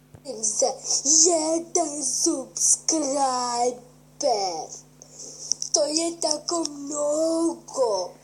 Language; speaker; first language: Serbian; early bilingual, heritage; Serbian